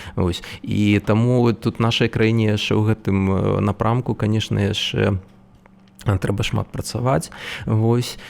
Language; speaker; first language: Belarusian; non-native, local second language; Russian